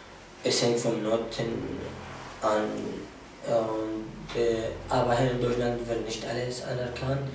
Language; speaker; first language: German; non-native, fluent; Arabic